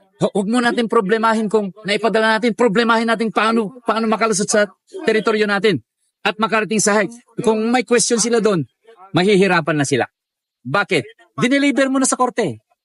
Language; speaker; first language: Filipino; non-native, local second language; Iloko